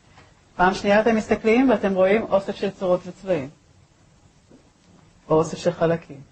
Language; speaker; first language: Hebrew; native; Hebrew